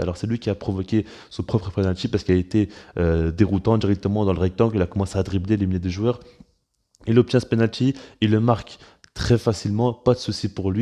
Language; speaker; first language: French; native; French